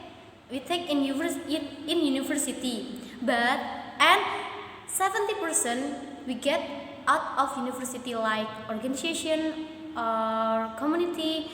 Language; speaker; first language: English; non-native, learner; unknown